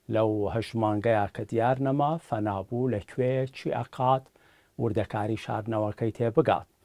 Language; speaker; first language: Central Kurdish; native; Central Kurdish